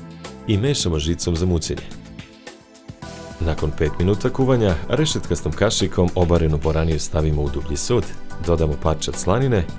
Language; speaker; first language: Serbian; native; Serbian